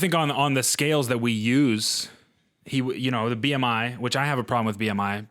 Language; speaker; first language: English; native; English